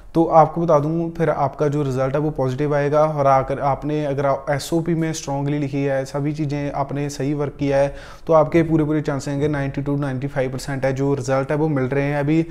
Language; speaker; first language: Hindi; non-native, local second language; Punjabi